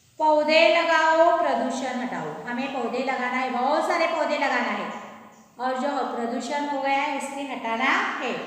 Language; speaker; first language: Hindi; non-native, local second language; Marathi